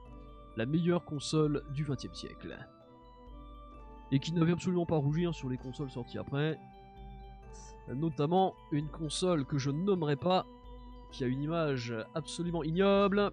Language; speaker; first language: French; native; French